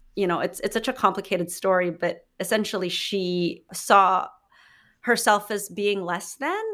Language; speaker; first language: English; non-native, local second language; Filipino